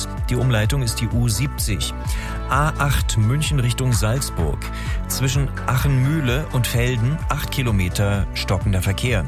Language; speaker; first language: German; native; German